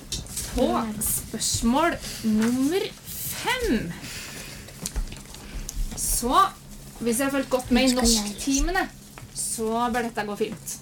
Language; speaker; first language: Norwegian; native; Norwegian